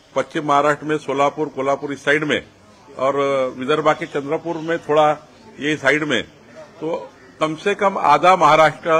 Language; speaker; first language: Hindi; non-native, local second language; Marathi